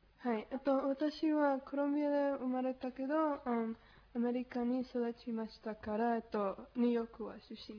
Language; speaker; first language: Japanese; non-native, learner; Spanish